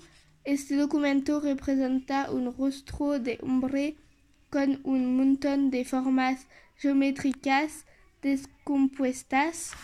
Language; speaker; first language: Spanish; non-native, learner; French